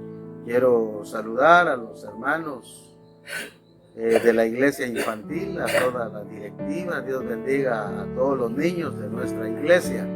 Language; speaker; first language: Spanish; native; Spanish